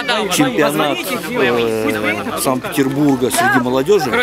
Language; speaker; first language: Russian; native; Russian